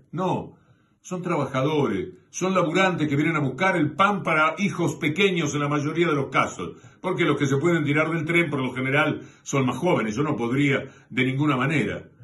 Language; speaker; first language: Spanish; native; Spanish